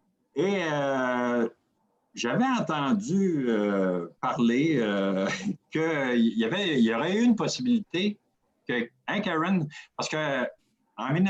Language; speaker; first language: French; native; French